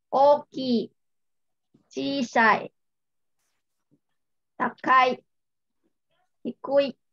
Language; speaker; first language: Japanese; non-native, fluent; Indonesian